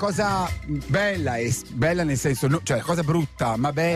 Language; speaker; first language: Italian; native; Italian